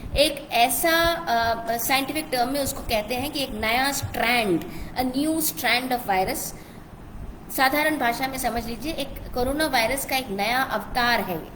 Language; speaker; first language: Hindi; non-native, local second language; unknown